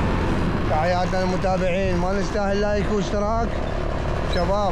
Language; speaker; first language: Arabic; native; Arabic